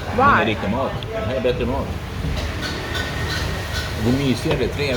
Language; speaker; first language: Swedish; native; Swedish